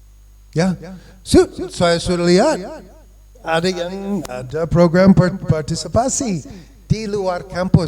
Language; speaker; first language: Indonesian; non-native, fluent; English